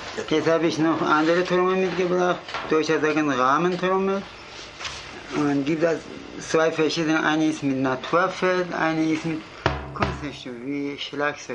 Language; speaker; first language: German; non-native, fluent; Kurdish